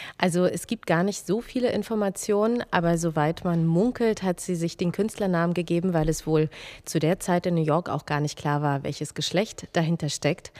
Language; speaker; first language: German; non-native, fluent; Russian